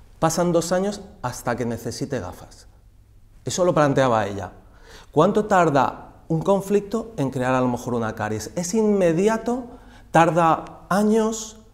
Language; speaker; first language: Spanish; native; Spanish